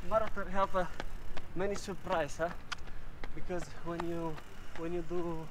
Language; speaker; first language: English; non-native, learner; Italian